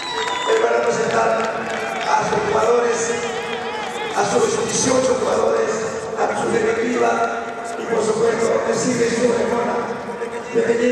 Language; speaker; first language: Spanish; native; Spanish